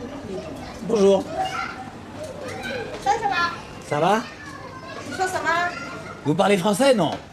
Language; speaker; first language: French; native; French